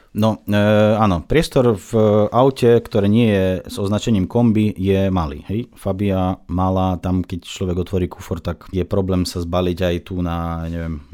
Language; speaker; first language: Slovak; non-native, fluent; Russian